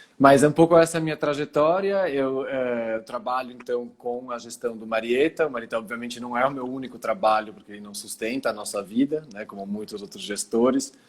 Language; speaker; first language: Portuguese; early bilingual, other home language; Italian